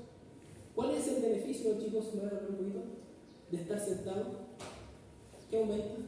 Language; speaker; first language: Spanish; native; Spanish